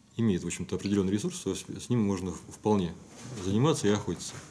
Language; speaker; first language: Russian; native; Russian